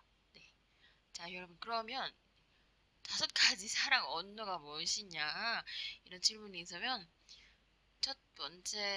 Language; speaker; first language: Korean; non-native, learner; Indonesian